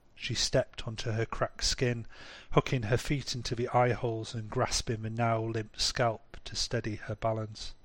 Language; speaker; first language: English; native; English